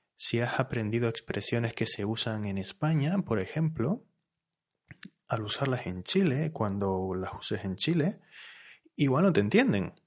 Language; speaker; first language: Spanish; native; Spanish